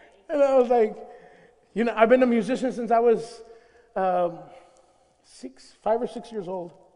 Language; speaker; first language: English; early bilingual, other home language; Spanish